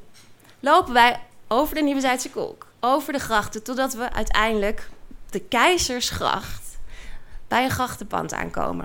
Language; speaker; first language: Dutch; native; Dutch